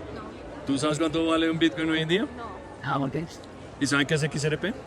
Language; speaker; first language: Spanish; native; Spanish